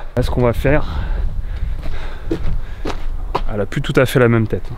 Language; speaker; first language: French; native; French